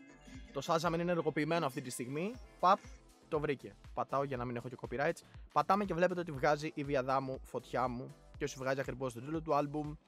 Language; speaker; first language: Greek; native; Greek